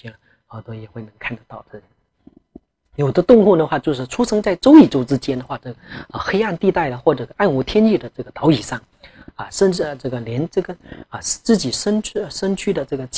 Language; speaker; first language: Chinese; non-native, local second language; Tibetan